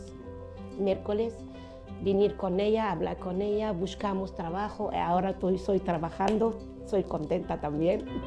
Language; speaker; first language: Spanish; non-native, learner; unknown